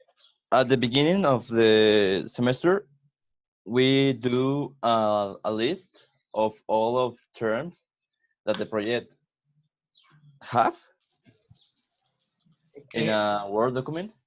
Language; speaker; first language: English; non-native, learner; Spanish